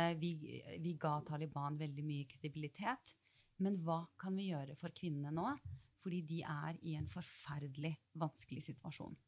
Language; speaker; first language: Norwegian; early bilingual, other home language; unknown